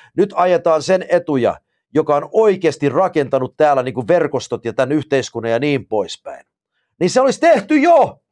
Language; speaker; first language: Finnish; early bilingual, heritage; Finnish